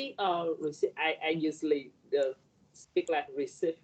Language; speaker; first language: English; non-native, learner; Vietnamese